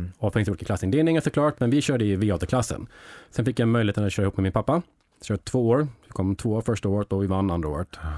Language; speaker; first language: Swedish; early bilingual, heritage; English